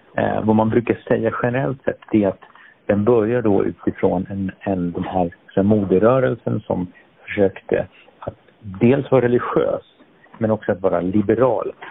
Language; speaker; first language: Swedish; early bilingual, other home language; Persian